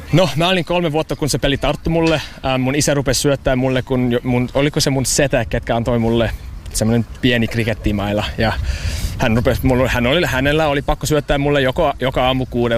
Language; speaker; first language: Finnish; early bilingual, heritage; English